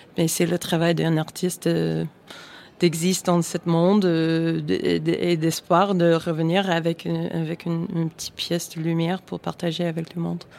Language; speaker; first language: French; non-native, fluent; English